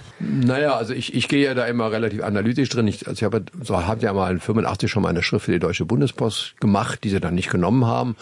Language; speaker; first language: German; native; German